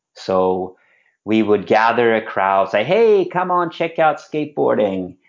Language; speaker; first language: English; non-native, fluent; Swedish